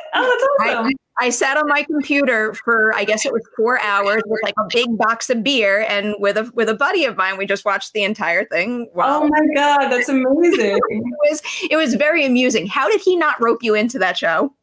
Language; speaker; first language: English; native; English